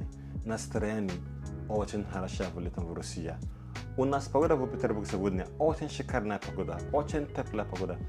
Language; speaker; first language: Russian; non-native, learner; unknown